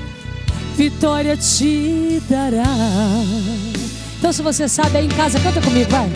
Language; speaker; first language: Portuguese; native; Portuguese